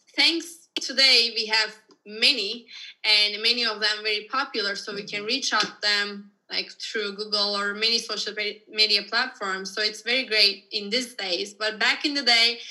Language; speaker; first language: English; non-native, fluent; Turkish